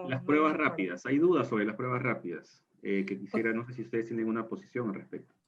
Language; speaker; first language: Spanish; native; Spanish